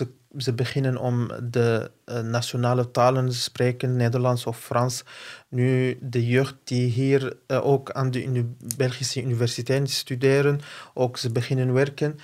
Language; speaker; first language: Dutch; non-native, fluent; Arabic